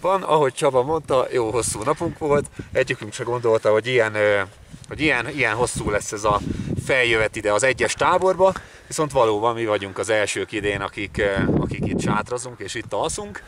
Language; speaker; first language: Hungarian; native; Hungarian